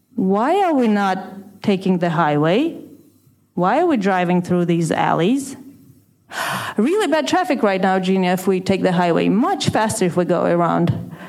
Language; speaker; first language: English; non-native, fluent; Russian